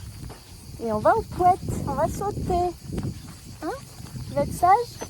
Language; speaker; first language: French; native; French